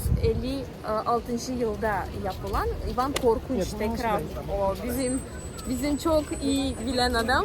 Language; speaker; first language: Turkish; non-native, fluent; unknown